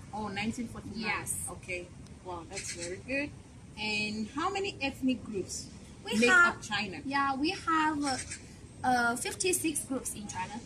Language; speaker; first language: English; non-native, learner; Chinese